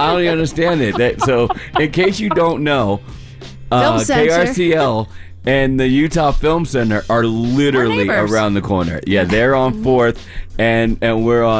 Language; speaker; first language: English; native; English